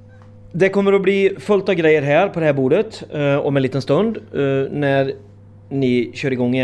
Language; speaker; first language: Swedish; native; Swedish